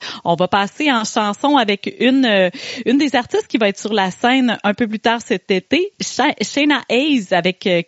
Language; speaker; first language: French; native; French